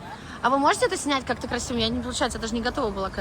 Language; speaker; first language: Russian; native; Russian